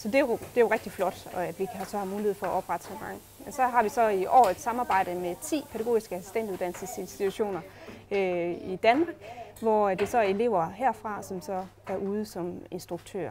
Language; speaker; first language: Danish; native; Danish